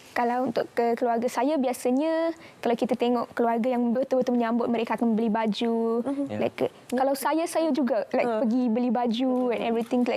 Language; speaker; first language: Malay; non-native, local second language; English